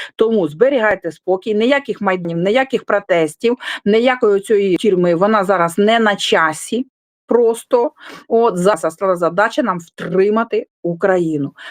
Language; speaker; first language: Ukrainian; non-native, local second language; Russian